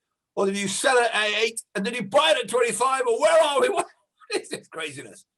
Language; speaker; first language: English; native; English